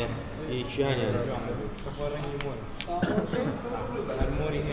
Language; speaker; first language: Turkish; non-native, learner; Central Kurdish